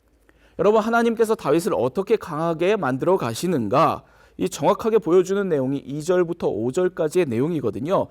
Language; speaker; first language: Korean; native; Korean